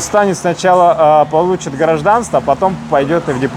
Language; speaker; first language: Russian; native; Russian